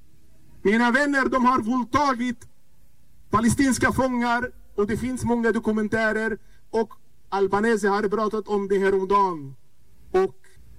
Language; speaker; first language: Swedish; non-native, fluent; Arabic